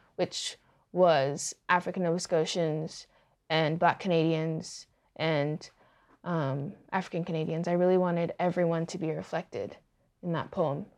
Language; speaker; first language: English; early bilingual, other home language; Yoruba